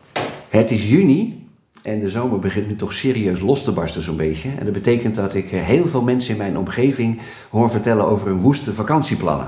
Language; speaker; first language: Dutch; native; Dutch